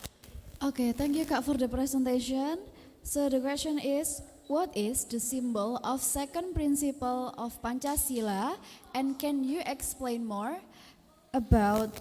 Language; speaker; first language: English; non-native, fluent; Indonesian